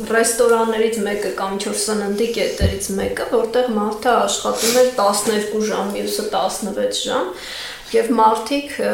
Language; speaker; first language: Armenian; native; Armenian